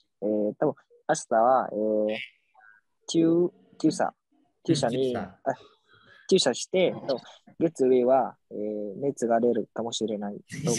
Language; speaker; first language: Japanese; non-native, learner; Vietnamese